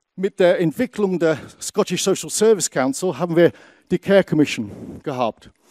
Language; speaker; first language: German; non-native, fluent; English